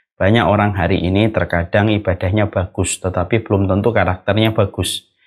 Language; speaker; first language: Indonesian; native; Indonesian